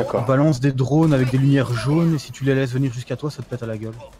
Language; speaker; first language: French; native; French